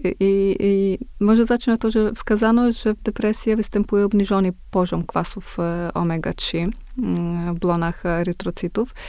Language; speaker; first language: Polish; non-native, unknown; Macedonian